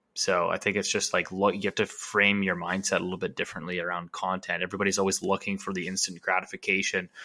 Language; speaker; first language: English; native; English